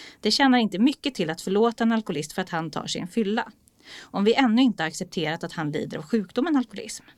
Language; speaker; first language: Swedish; native; Swedish